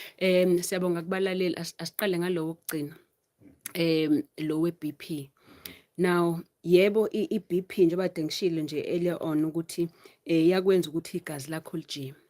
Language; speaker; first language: Zulu; native; Zulu